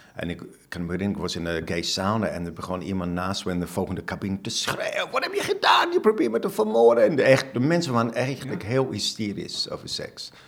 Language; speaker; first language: Dutch; non-native, fluent; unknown